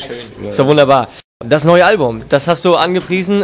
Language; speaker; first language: German; native; German